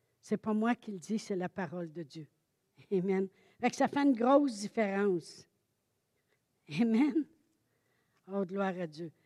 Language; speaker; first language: French; native; French